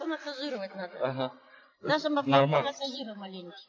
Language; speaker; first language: Russian; native; Russian